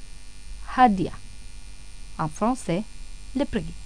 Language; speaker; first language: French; non-native, fluent; Indonesian